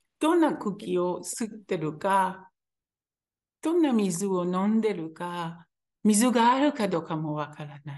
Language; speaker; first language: Japanese; non-native, fluent; Hebrew